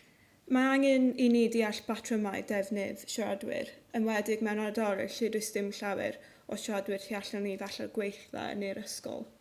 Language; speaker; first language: Welsh; non-native, local second language; English